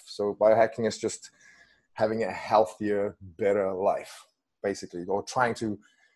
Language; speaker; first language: English; non-native, local second language; Afrikaans